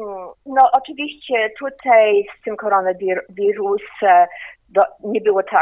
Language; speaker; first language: Polish; early bilingual, heritage; Polish